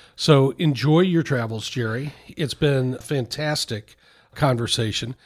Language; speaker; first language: English; native; English